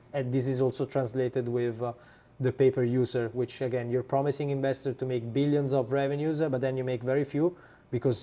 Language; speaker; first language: English; non-native, fluent; Italian